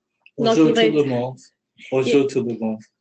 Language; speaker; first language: French; non-native, learner; English